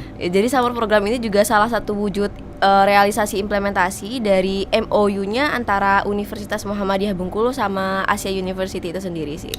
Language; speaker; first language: Indonesian; native; Indonesian